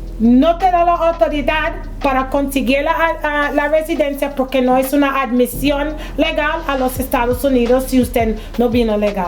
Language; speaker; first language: Spanish; non-native, fluent; English